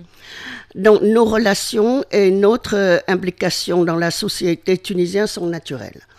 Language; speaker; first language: French; non-native, fluent; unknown